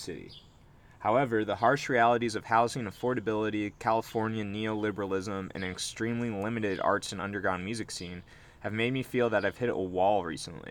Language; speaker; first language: English; native; English